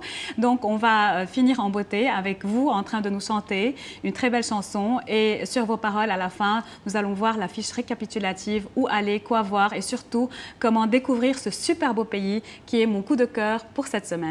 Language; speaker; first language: French; non-native, local second language; Arabic